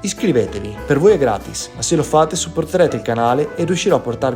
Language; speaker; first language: Italian; native; Italian